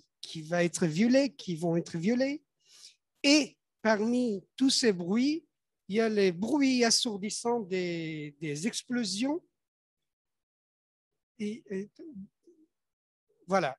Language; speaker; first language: French; non-native, fluent; Persian